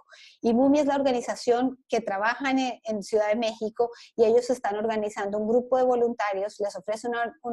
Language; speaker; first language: Spanish; native; Spanish